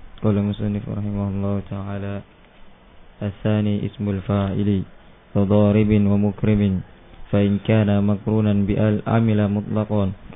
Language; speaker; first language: Arabic; non-native, fluent; Indonesian